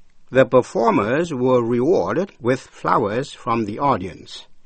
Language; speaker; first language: English; non-native, fluent; Vietnamese